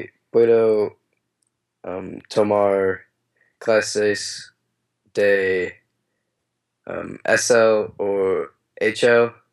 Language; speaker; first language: Spanish; non-native, learner; English